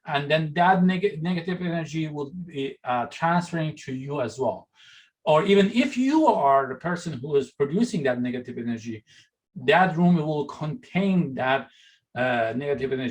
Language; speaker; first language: English; non-native, fluent; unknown